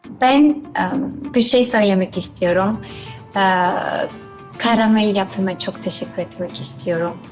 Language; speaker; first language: Turkish; non-native, learner; Georgian